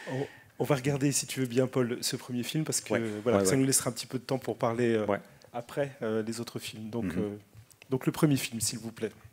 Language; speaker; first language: French; native; French